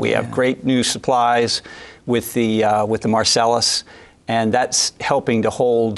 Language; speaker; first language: English; native; English